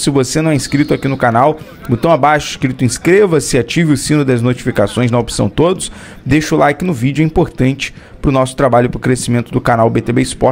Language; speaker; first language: Portuguese; native; Portuguese